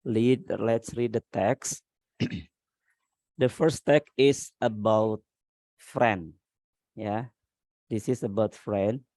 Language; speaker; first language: English; non-native, learner; Indonesian